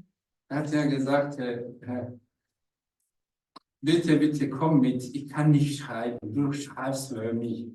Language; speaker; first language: German; non-native, fluent; Rundi